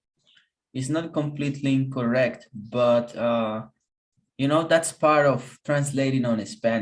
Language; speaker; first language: English; non-native, fluent; Spanish